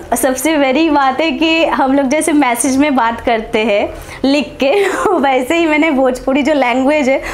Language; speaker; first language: Hindi; non-native, local second language; Bangla